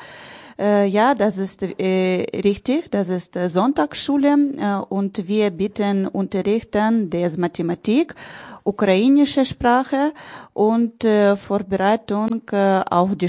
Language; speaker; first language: German; non-native, learner; Ukrainian